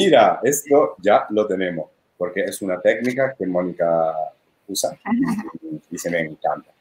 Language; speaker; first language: Spanish; non-native, fluent; Italian